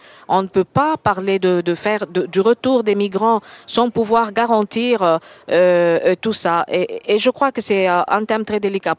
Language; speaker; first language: French; native; French